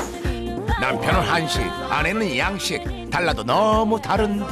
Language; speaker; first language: Korean; native; Korean